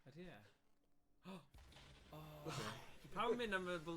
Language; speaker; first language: Welsh; native; Welsh